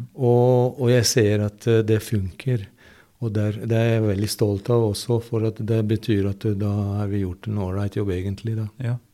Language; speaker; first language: Norwegian; non-native, fluent; Hungarian